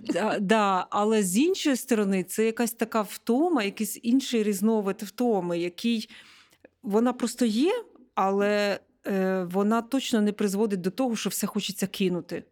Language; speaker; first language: Ukrainian; native; Ukrainian